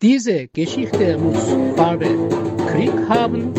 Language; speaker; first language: German; non-native, learner; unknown